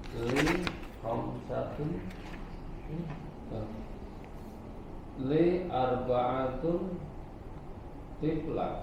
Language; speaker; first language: Arabic; non-native, learner; Indonesian